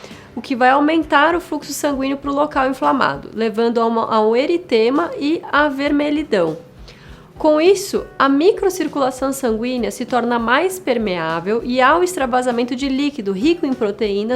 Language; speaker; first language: Portuguese; native; Portuguese